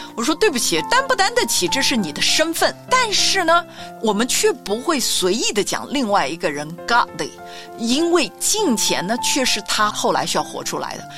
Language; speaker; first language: Chinese; native; Chinese